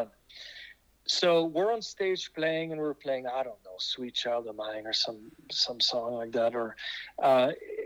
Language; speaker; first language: English; non-native, fluent; French